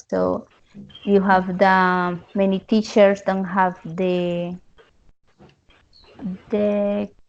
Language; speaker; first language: English; non-native, learner; Spanish